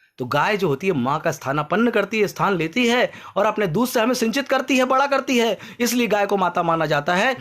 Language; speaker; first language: Hindi; native; Hindi